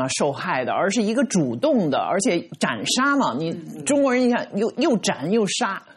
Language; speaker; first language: Chinese; native; Chinese